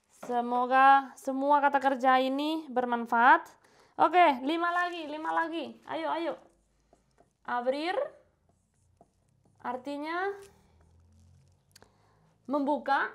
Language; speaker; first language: Indonesian; non-native, fluent; Spanish